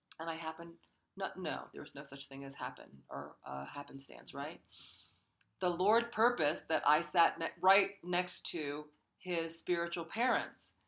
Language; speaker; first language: English; early bilingual, other home language; Korean